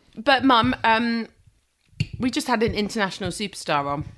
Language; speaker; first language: English; early bilingual, other home language; Albanian